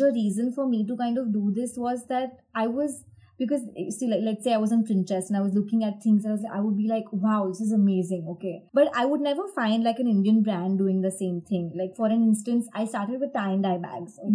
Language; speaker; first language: English; non-native, local second language; Gujarati